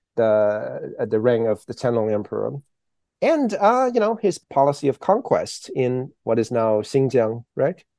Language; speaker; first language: English; early bilingual, other home language; Chinese